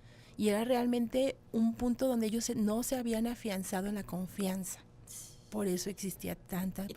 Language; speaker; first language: Spanish; native; Spanish